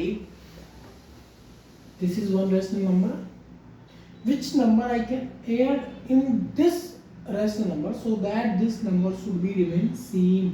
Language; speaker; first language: English; non-native, local second language; Hindi